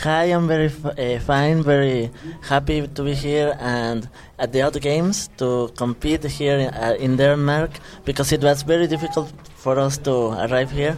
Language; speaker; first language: English; non-native, fluent; Spanish